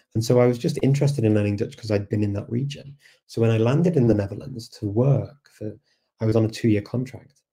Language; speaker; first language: English; native; English